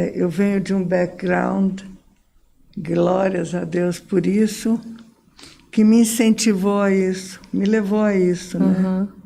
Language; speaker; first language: Portuguese; early bilingual, other home language; Arabic